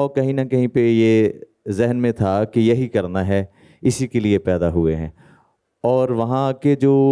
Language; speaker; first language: Hindi; native; Hindi